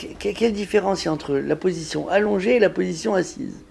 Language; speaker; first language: French; native; French